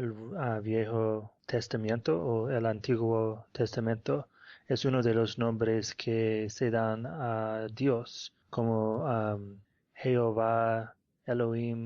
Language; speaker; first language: Spanish; non-native, fluent; English